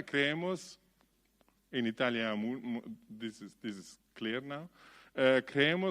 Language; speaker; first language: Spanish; non-native, learner; Italian